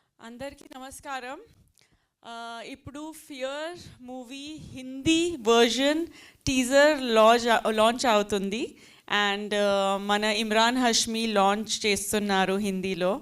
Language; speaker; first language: Telugu; non-native, local second language; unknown